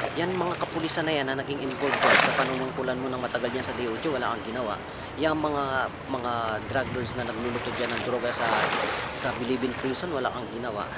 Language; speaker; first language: Filipino; native; Filipino